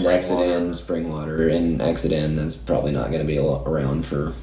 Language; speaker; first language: English; native; English